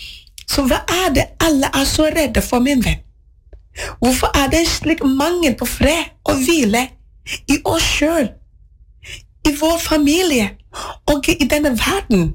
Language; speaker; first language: Norwegian; non-native, fluent; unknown